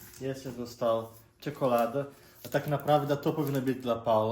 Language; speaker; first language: Polish; non-native, learner; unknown